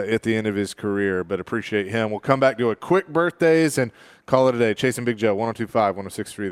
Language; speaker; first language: English; native; English